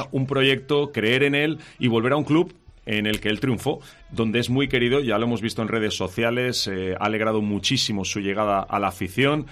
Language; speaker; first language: Spanish; native; Spanish